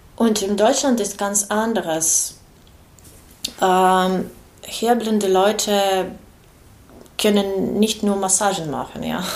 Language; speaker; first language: German; non-native, learner; Ukrainian